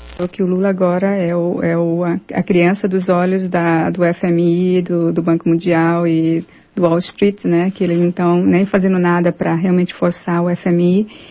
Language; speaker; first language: Portuguese; native; Portuguese